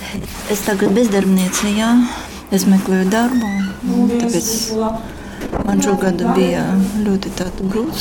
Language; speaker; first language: Latvian; non-native, local second language; Russian